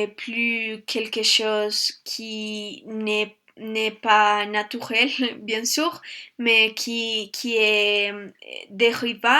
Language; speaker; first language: French; non-native, learner; Spanish